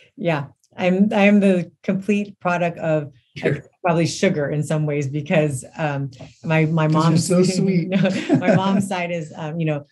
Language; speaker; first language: English; native; English